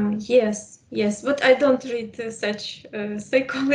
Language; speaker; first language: English; non-native, fluent; Russian